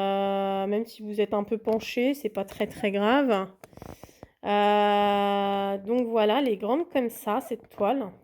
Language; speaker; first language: French; native; French